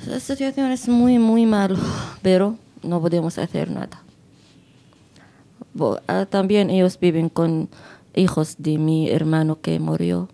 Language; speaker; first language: Spanish; non-native, fluent; Arabic